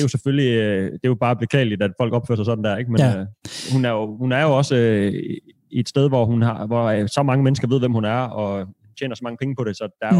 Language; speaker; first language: Danish; native; Danish